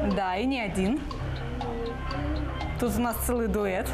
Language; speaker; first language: Russian; native; Russian